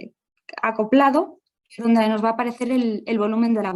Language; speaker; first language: Spanish; native; Spanish